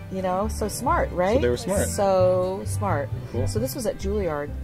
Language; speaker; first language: English; native; English